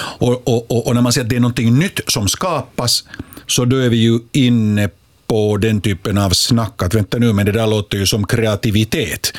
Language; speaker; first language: Swedish; native; Swedish